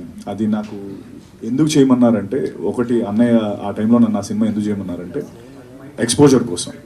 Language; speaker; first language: Telugu; native; Telugu